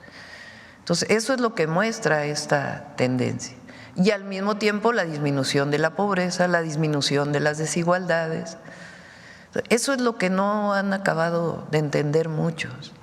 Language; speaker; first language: Spanish; native; Spanish